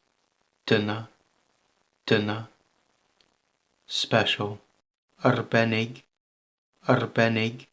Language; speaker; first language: Welsh; non-native, learner; English